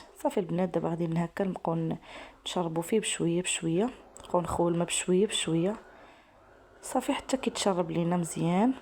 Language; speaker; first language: Arabic; native; Arabic